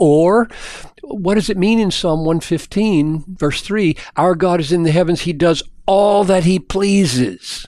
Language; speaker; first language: English; native; English